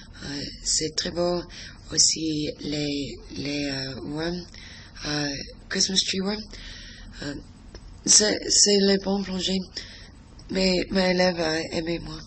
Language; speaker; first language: French; non-native, learner; English